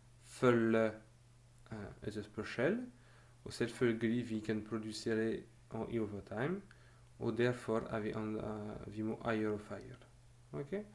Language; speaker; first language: Norwegian; non-native, learner; French